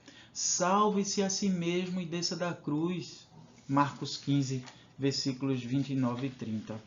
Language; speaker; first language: Portuguese; native; Portuguese